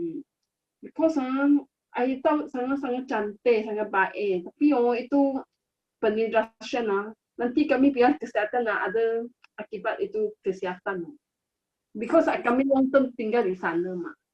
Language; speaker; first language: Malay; non-native, local second language; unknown